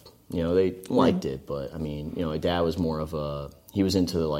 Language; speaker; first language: English; native; English